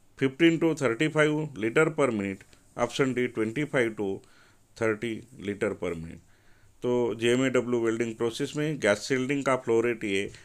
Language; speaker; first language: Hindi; non-native, local second language; Marathi